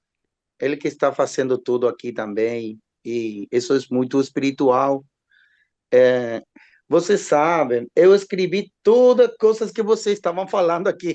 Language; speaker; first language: Portuguese; non-native, learner; Spanish